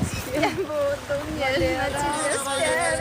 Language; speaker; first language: Russian; non-native, local second language; Latvian